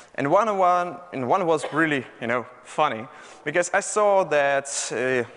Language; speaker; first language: English; non-native, fluent; Russian